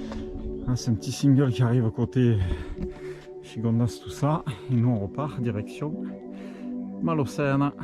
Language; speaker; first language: French; native; French